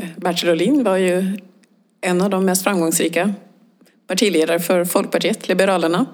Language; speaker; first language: Swedish; early bilingual, other home language; Swahili